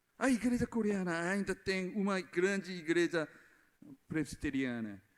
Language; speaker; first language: Portuguese; non-native, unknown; Korean